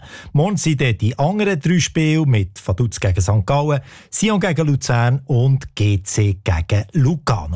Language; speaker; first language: German; native; German